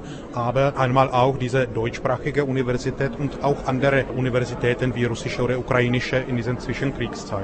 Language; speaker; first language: German; non-native, fluent; Czech